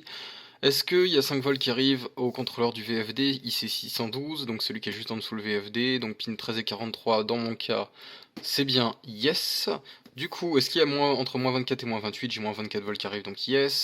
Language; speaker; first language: French; native; French